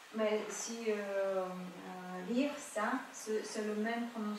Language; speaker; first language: French; non-native, learner; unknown